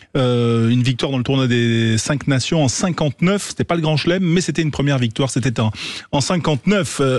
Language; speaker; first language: French; native; French